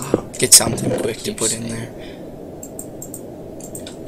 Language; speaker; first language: English; native; English